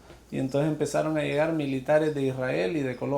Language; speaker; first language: Spanish; native; Spanish